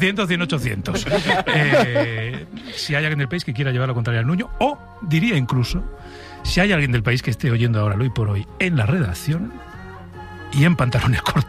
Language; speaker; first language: Spanish; native; Spanish